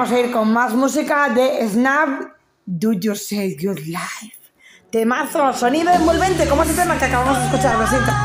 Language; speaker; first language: Spanish; native; Spanish